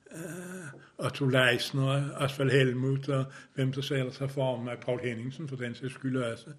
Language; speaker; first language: Danish; native; Danish